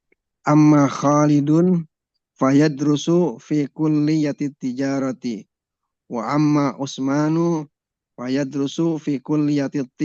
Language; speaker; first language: Arabic; non-native, learner; Indonesian